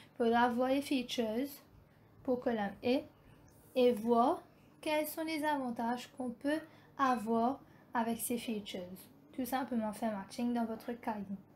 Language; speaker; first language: French; non-native, local second language; Morisyen